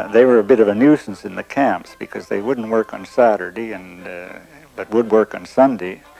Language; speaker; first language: English; native; English